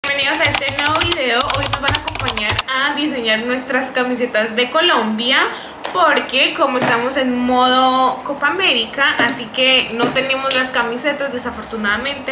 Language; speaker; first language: Spanish; native; Spanish